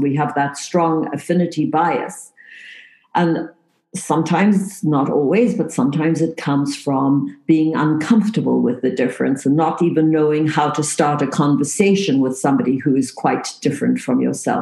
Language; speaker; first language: English; native; English